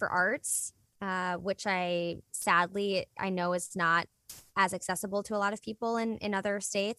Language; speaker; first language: English; native; English